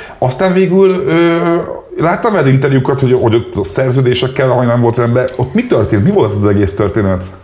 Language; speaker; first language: Hungarian; native; Hungarian